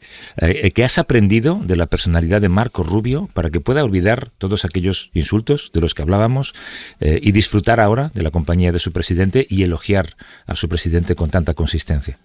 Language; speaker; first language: Spanish; native; Spanish